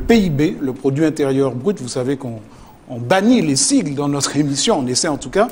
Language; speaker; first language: French; native; French